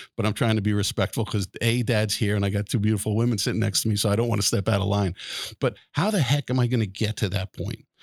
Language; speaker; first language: English; native; English